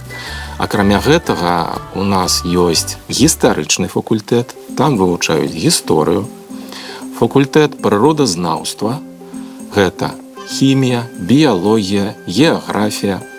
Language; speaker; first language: Belarusian; native; Belarusian